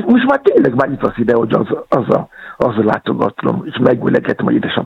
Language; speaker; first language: Hungarian; non-native, fluent; Yoruba